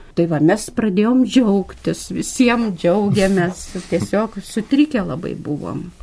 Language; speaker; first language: Lithuanian; native; Lithuanian